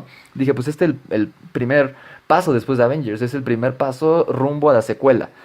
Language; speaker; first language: Spanish; native; Spanish